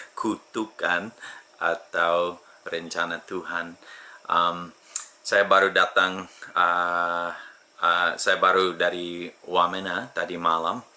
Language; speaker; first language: Indonesian; non-native, fluent; English